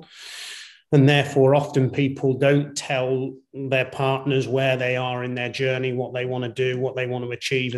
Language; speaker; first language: English; native; English